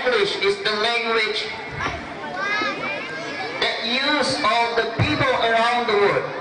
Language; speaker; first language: English; non-native, learner; Indonesian